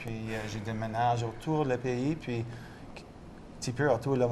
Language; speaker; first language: French; non-native, local second language; English